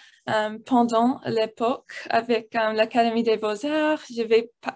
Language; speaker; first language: French; non-native, learner; English